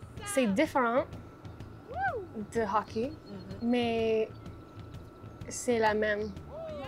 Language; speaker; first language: French; non-native, learner; English